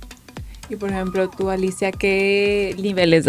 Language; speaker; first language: Spanish; native; Spanish